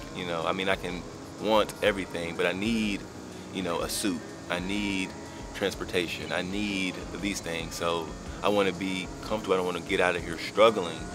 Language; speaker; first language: English; native; English